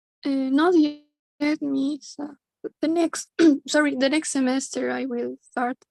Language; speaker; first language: English; non-native, learner; Spanish